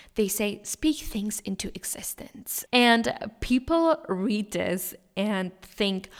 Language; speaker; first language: English; non-native, fluent; German